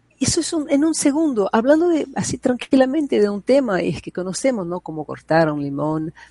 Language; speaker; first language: Spanish; non-native, fluent; Portuguese